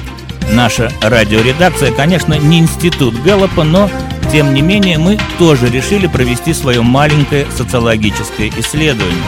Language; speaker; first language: Russian; native; Russian